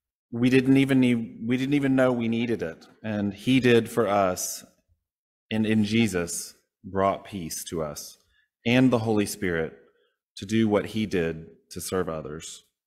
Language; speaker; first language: English; native; English